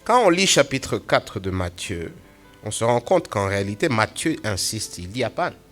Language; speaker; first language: French; non-native, local second language; Swahili